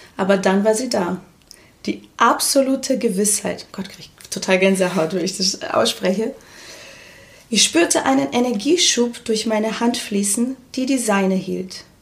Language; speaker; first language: German; early bilingual, other home language; Portuguese